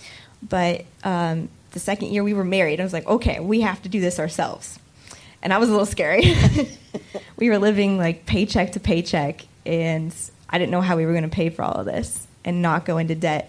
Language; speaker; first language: English; native; English